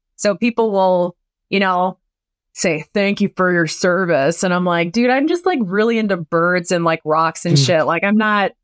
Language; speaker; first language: English; native; English